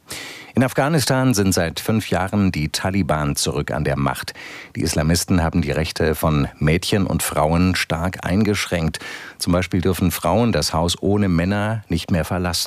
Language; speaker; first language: German; native; German